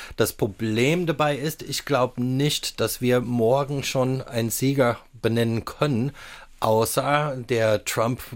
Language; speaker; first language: German; non-native, fluent; English